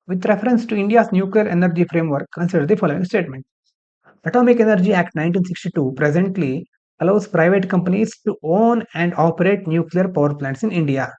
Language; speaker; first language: English; non-native, local second language; Kannada